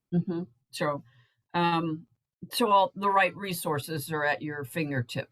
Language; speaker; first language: English; native; English